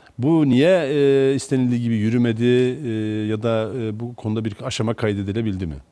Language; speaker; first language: Turkish; native; Turkish